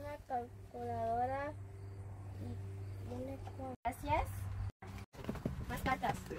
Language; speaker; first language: Spanish; early bilingual, other home language; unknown